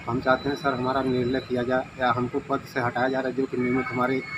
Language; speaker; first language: Hindi; native; Hindi